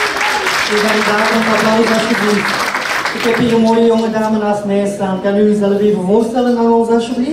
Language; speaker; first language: Dutch; native; Dutch